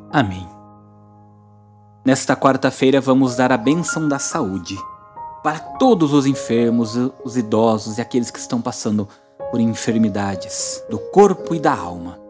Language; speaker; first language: Portuguese; native; Portuguese